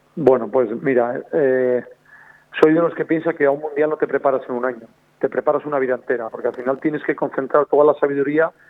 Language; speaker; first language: Spanish; native; Spanish